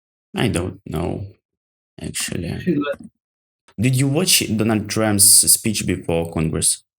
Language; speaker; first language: English; non-native, learner; Ukrainian